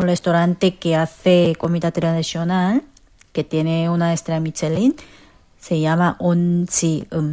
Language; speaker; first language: Spanish; non-native, fluent; Korean